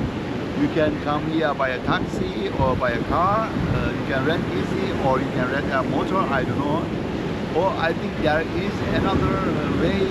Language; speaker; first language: English; non-native, learner; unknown